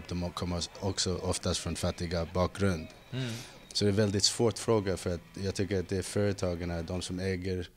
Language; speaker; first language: Swedish; non-native, fluent; English